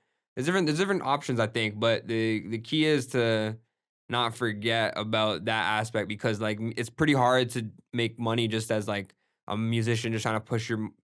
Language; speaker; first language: English; early bilingual, other home language; Gujarati